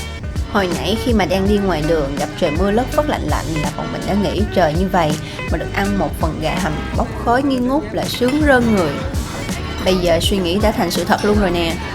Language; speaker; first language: Vietnamese; native; Vietnamese